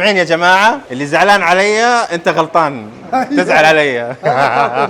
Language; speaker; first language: Arabic; native; Arabic